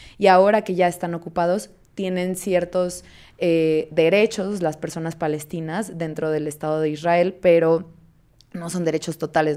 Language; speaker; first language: Spanish; native; Spanish